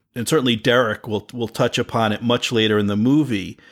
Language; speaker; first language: English; native; English